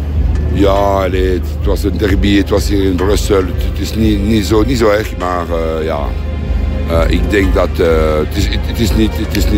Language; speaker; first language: Dutch; non-native, local second language; French